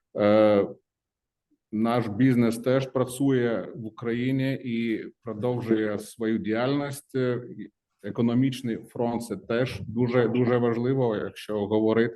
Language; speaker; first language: Ukrainian; non-native, fluent; Lithuanian